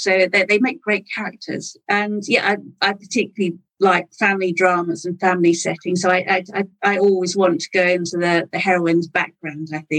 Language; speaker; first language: English; native; English